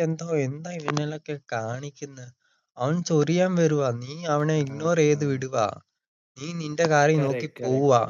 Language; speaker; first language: Malayalam; early bilingual, heritage; Malayalam